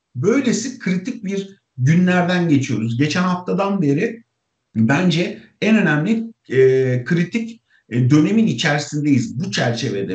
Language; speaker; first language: Turkish; native; Turkish